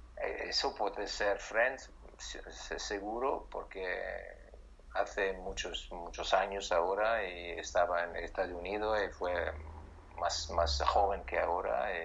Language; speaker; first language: Spanish; non-native, learner; Italian